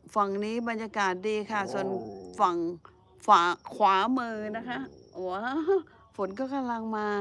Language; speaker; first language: Thai; non-native, local second language; Northeastern Thai